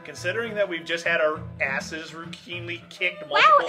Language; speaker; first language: English; native; English